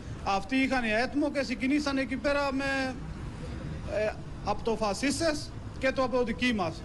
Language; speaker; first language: Greek; non-native, learner; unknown